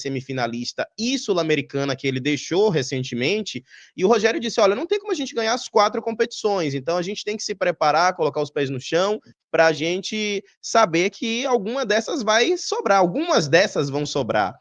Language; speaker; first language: Portuguese; native; Portuguese